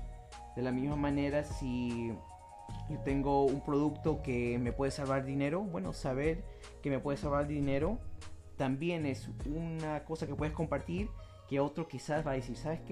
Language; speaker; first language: Spanish; early bilingual, heritage; Spanish